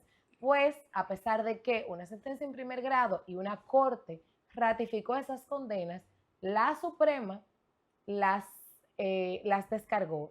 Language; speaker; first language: Spanish; native; Spanish